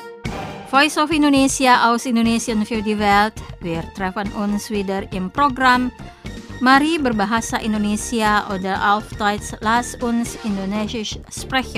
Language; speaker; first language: German; non-native, fluent; Indonesian